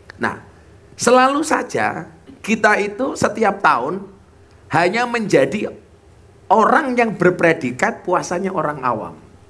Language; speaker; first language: Indonesian; non-native, local second language; Javanese